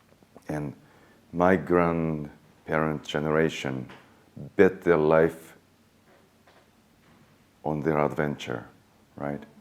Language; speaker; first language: English; non-native, fluent; Japanese